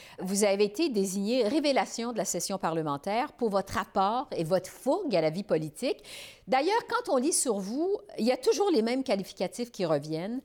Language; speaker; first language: French; native; French